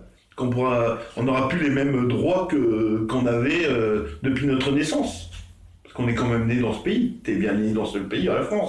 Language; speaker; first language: French; native; French